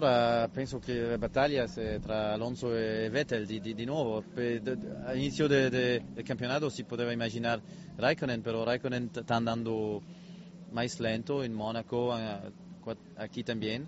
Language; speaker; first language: Spanish; non-native, learner; French